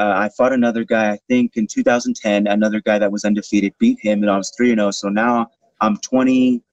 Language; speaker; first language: English; native; English